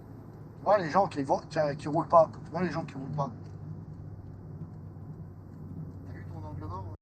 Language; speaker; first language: French; native; French